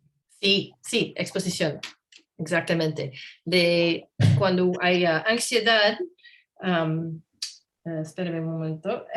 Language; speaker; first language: Spanish; non-native, learner; English